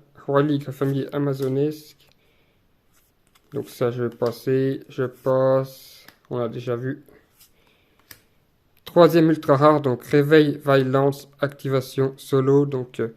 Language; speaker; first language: French; native; French